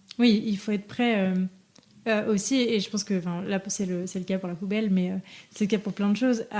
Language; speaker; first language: French; native; French